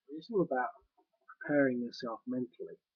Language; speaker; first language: English; native; English